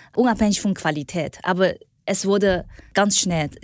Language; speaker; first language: German; non-native, fluent; Chinese